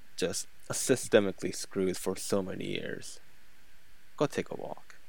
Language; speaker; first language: English; non-native, fluent; Korean